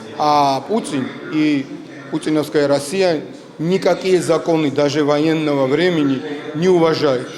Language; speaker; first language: Russian; non-native, local second language; Georgian